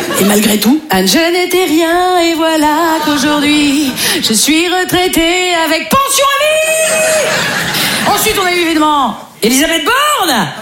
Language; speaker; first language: French; native; French